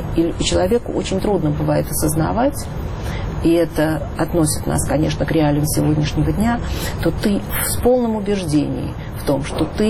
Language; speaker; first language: Russian; native; Russian